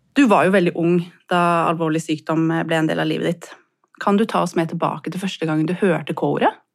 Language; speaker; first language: Norwegian; native; Norwegian